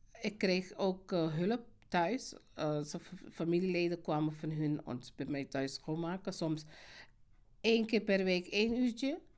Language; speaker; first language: Dutch; non-native, fluent; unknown